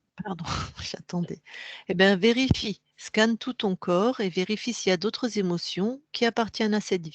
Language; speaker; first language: French; native; French